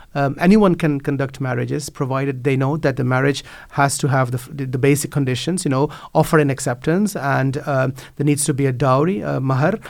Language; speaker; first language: English; non-native, fluent; Dutch